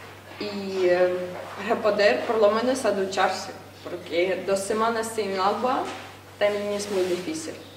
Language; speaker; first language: Spanish; non-native, fluent; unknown